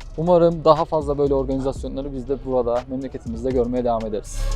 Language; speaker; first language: Turkish; native; Turkish